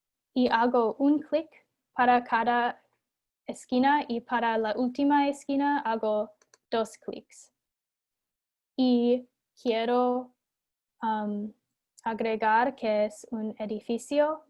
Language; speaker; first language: Spanish; non-native, fluent; English